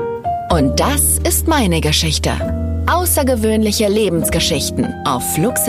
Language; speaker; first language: German; native; German